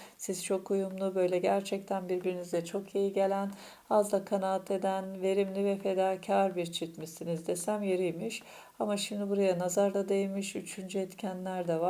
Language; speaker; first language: Turkish; native; Turkish